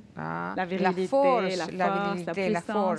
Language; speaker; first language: French; non-native, local second language; Arabic